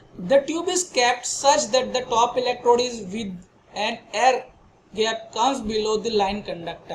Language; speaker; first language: English; non-native, local second language; Gujarati